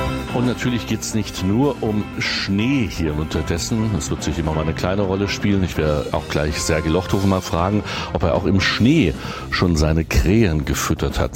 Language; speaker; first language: German; native; German